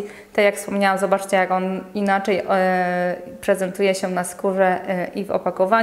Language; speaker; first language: Polish; native; Polish